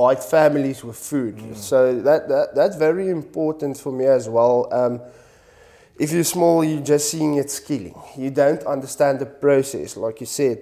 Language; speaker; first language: English; non-native, local second language; Afrikaans